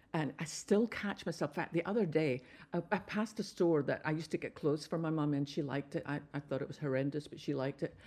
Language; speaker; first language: English; native; English